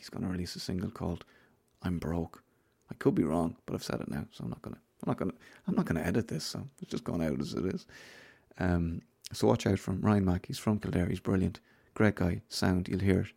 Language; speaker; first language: English; native; English